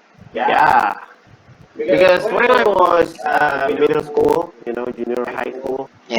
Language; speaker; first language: English; non-native, learner; Indonesian